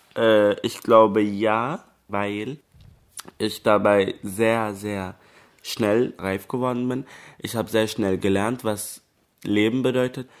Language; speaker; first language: German; early bilingual, other home language; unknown